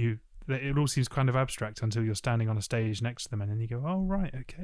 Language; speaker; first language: English; native; English